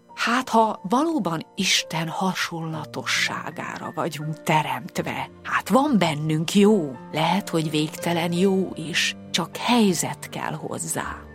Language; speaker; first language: Hungarian; native; Hungarian